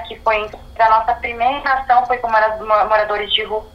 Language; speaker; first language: Portuguese; early bilingual, other home language; Arabic